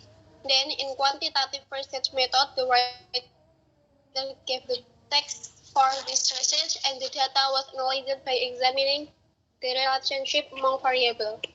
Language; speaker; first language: English; non-native, learner; Indonesian